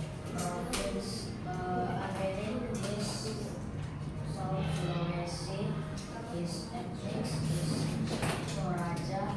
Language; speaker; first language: English; non-native, learner; Indonesian